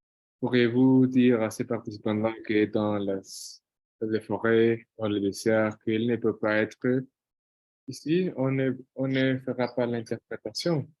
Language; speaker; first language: French; non-native, fluent; Portuguese